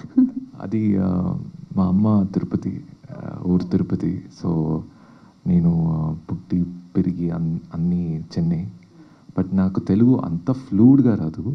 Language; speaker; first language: Telugu; non-native, local second language; Tamil